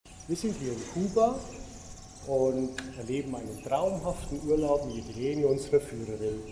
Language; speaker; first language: German; native; German